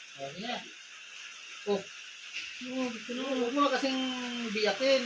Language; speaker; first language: Filipino; non-native, local second language; Iloko